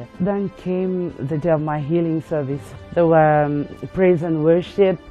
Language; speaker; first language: English; non-native, local second language; Morisyen